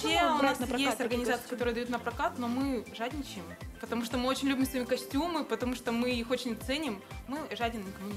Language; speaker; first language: Russian; native; Russian